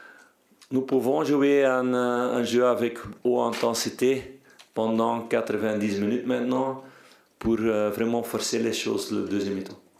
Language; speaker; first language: French; non-native, fluent; Dutch